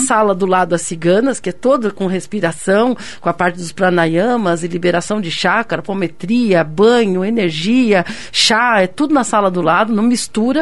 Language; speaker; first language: Portuguese; native; Portuguese